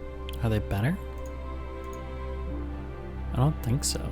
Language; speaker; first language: English; native; English